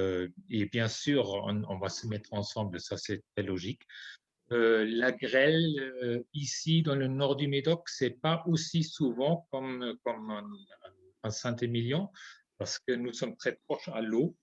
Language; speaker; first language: French; non-native, fluent; German